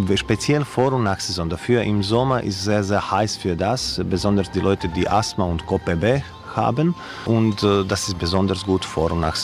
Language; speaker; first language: German; non-native, learner; Croatian